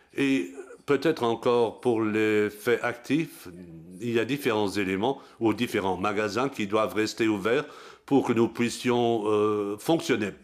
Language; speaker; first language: French; non-native, local second language; Luxembourgish